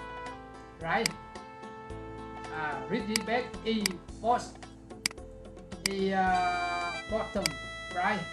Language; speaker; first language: English; non-native, learner; Vietnamese